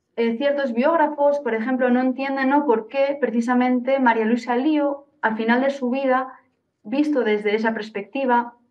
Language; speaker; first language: Spanish; native; Spanish